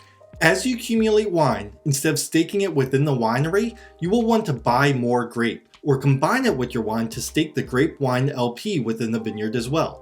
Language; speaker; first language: English; native; English